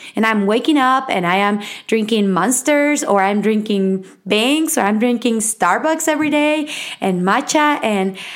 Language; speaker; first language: English; non-native, fluent; Spanish